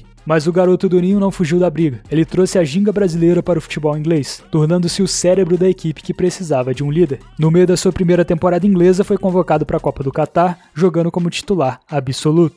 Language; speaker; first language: Portuguese; native; Portuguese